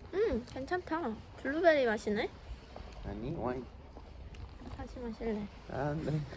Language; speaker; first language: Korean; native; Korean